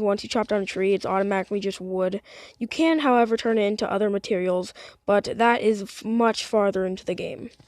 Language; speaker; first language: English; native; English